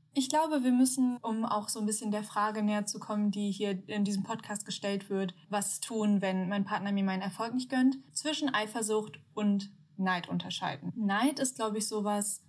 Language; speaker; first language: German; early bilingual, other home language; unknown